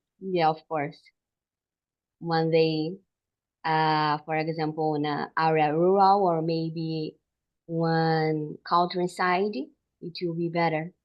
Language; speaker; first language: English; non-native, learner; Portuguese